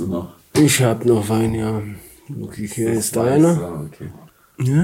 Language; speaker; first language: German; non-native, learner; Polish